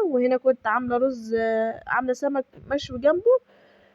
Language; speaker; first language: Arabic; native; Arabic